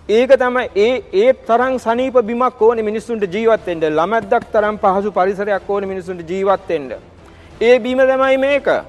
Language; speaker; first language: Sinhala; native; Sinhala